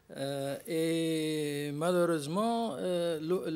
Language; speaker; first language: French; non-native, local second language; Arabic